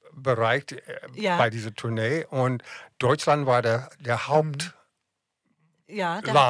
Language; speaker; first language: German; non-native, fluent; English